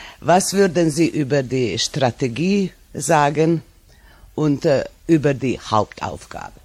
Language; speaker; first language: German; non-native, fluent; Serbian